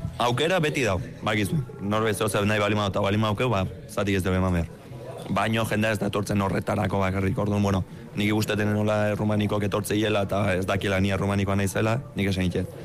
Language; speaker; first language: Basque; early bilingual, other home language; Romanian